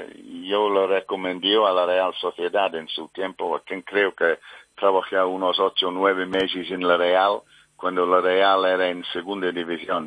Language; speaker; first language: Spanish; non-native, fluent; English